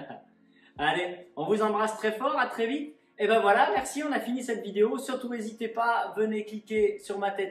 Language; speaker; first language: French; native; French